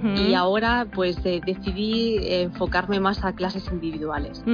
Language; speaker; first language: Spanish; native; Spanish